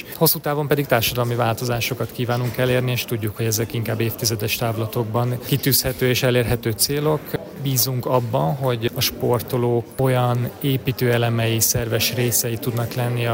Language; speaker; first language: Hungarian; native; Hungarian